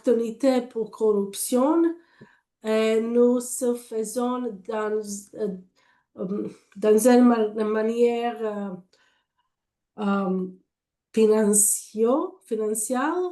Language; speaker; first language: French; non-native, learner; English